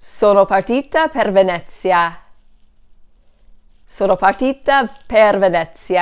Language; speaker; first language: Italian; non-native, fluent; English